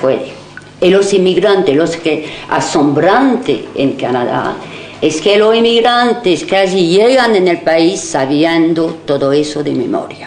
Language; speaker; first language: Spanish; non-native, fluent; French